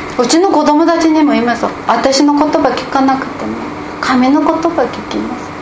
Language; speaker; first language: Japanese; non-native, fluent; Korean